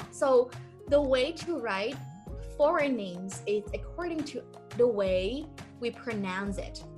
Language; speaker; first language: English; non-native, fluent; Thai